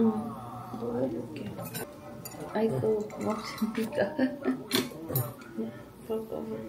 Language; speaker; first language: Korean; non-native, learner; Ukrainian